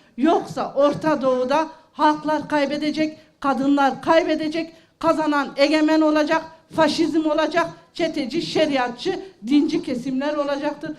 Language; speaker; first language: Turkish; non-native, local second language; Kurdish